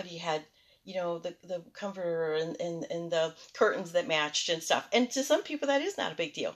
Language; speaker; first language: English; early bilingual, other home language; Spanish